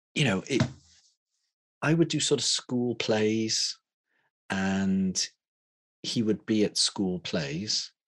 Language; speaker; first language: English; native; English